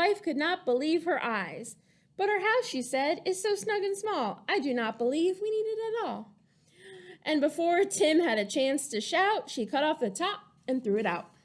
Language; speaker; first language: English; native; English